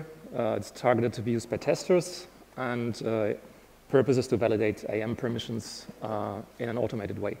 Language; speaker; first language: English; non-native, fluent; German